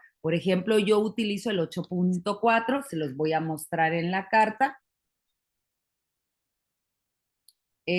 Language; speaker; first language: Spanish; native; Spanish